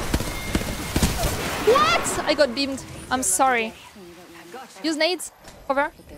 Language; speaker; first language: English; non-native, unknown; French